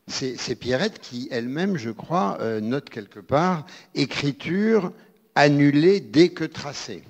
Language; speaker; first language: French; native; French